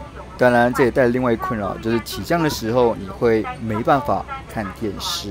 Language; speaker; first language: Chinese; native; Chinese